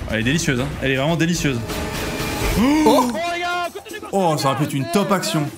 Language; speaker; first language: French; native; French